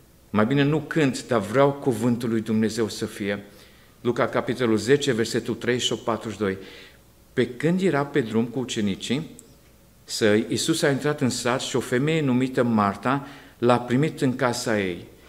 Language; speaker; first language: Romanian; native; Romanian